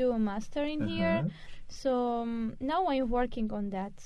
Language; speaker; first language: English; non-native, fluent; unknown